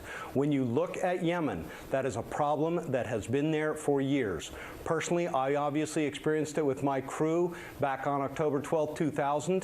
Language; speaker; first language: English; native; English